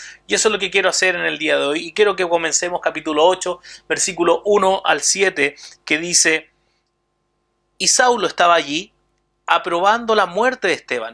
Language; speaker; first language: Spanish; native; Spanish